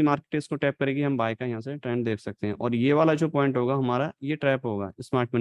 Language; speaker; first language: Hindi; native; Hindi